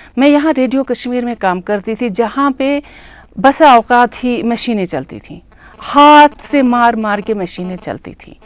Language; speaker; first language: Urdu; non-native, local second language; Kashmiri